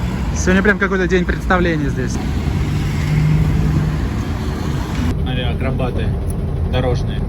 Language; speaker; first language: Russian; native; Russian